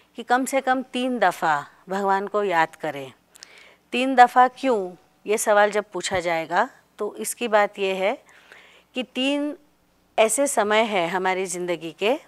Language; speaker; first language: Hindi; non-native, local second language; Marathi